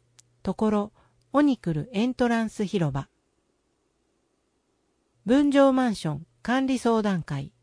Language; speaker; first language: Japanese; native; Japanese